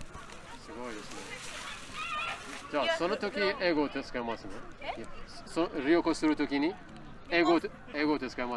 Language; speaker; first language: Japanese; non-native, learner; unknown